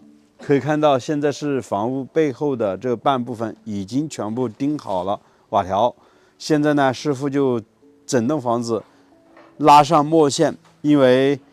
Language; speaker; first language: Chinese; native; Chinese